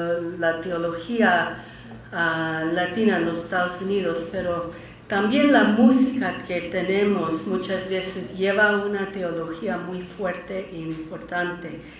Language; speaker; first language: Spanish; early bilingual, heritage; Spanish